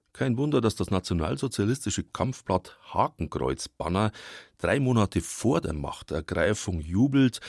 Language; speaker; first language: German; native; German